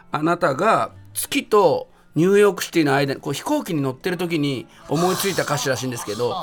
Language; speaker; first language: Japanese; native; Japanese